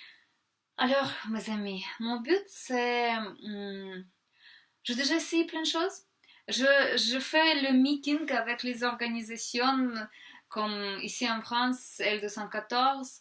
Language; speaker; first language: French; non-native, fluent; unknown